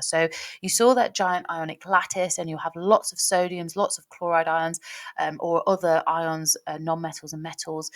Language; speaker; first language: English; native; English